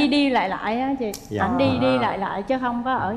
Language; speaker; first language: Vietnamese; native; Vietnamese